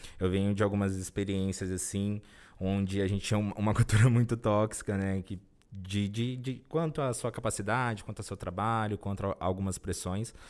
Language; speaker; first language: Portuguese; native; Portuguese